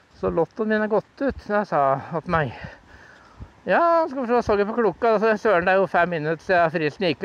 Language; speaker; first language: Norwegian; native; Norwegian